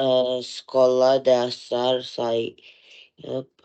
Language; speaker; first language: Indonesian; non-native, learner; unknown